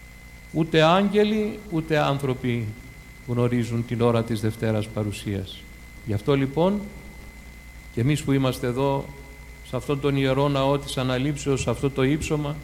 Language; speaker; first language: Greek; native; Greek